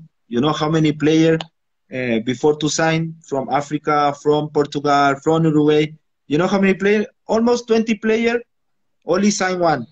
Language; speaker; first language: English; non-native, learner; Spanish